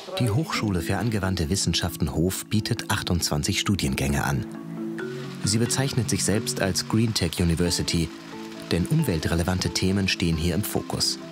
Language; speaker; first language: German; native; German